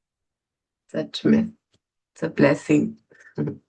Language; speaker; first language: Hindi; native; Hindi